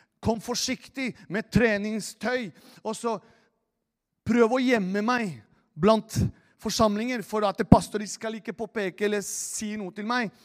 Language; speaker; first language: Norwegian; non-native, fluent; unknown